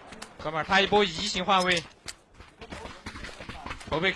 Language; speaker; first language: Chinese; native; Chinese